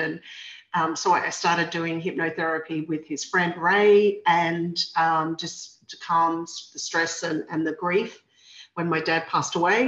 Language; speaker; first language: English; native; English